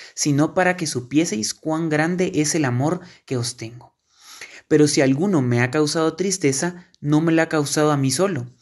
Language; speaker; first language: Spanish; native; Spanish